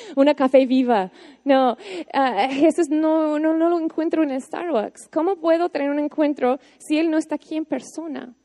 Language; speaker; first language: Spanish; non-native, fluent; English